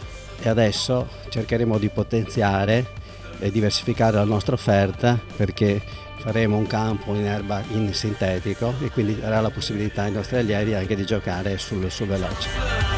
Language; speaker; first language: Italian; native; Italian